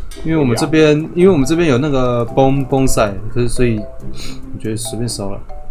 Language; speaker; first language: Chinese; native; Chinese